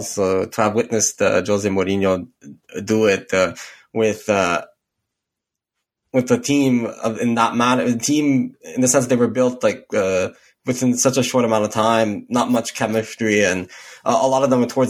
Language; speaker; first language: English; native; English